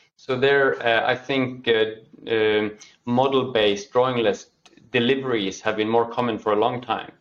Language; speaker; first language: English; non-native, fluent; Norwegian